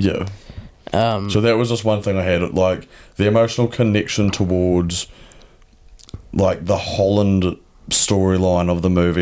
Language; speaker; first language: English; native; English